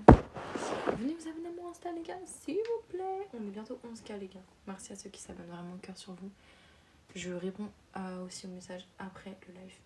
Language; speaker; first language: French; native; French